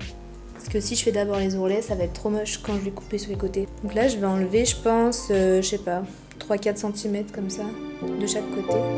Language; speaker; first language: French; native; French